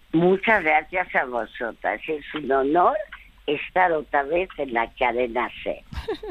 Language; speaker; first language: Spanish; early bilingual, other home language; French